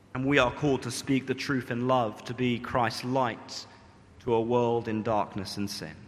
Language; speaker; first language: English; native; English